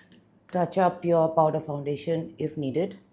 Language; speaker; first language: English; non-native, local second language; Bangla